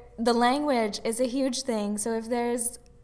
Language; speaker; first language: English; non-native, local second language; Tamil